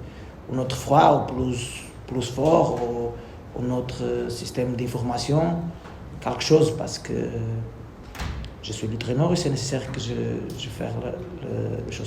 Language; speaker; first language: French; non-native, learner; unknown